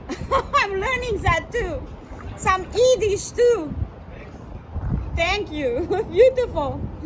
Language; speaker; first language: English; non-native, fluent; Romanian